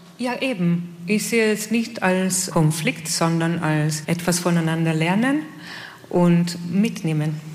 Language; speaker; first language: German; non-native, fluent; Italian